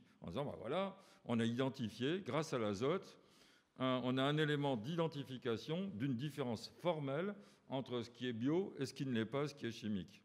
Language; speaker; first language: French; native; French